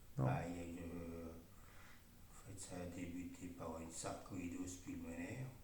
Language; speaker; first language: French; native; French